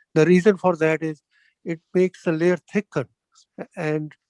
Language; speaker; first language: English; non-native, local second language; Punjabi